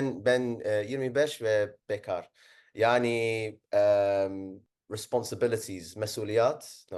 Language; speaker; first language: Turkish; non-native, learner; Arabic